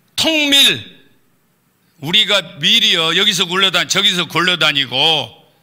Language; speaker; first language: Korean; native; Korean